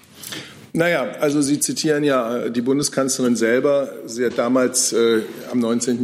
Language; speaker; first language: German; native; German